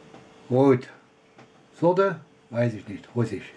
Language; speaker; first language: German; non-native, learner; Russian